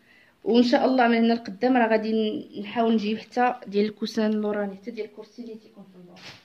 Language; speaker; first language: Arabic; native; Arabic